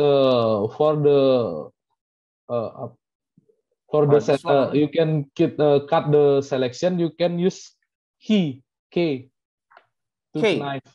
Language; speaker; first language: English; non-native, learner; Indonesian